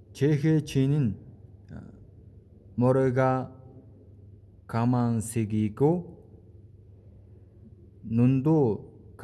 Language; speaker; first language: Korean; non-native, learner; Mongolian